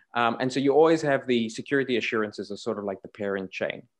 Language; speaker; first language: English; native; English